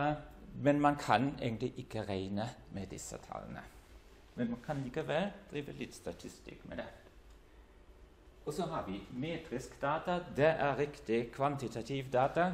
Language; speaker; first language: Norwegian; non-native, fluent; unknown